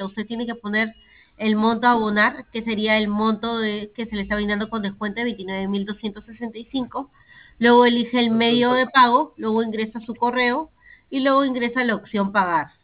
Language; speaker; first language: Spanish; native; Spanish